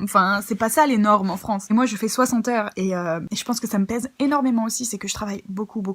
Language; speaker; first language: French; native; French